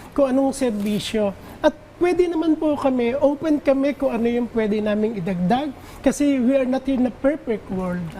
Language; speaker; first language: Filipino; native; Filipino